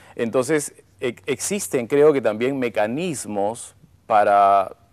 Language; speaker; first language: Spanish; native; Spanish